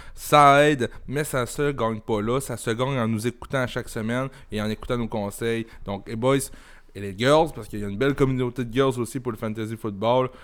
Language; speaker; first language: French; native; French